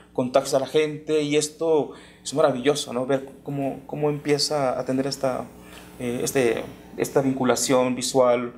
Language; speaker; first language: Spanish; native; Spanish